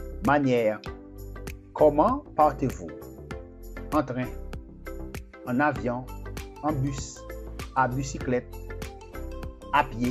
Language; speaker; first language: French; non-native, fluent; Portuguese